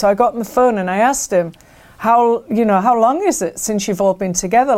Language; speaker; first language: English; native; English